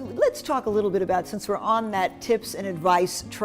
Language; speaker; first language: English; native; English